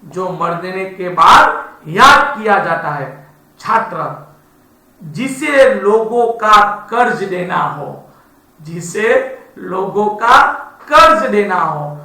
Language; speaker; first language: Hindi; non-native, local second language; Gujarati